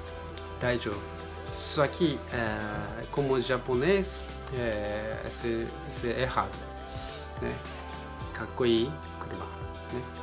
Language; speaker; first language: Portuguese; non-native, learner; Japanese